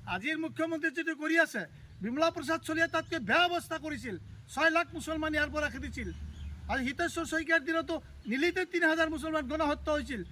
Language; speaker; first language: Assamese; non-native, local second language; Bangla